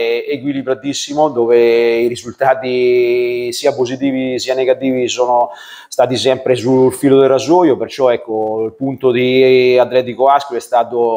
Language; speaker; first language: Italian; native; Italian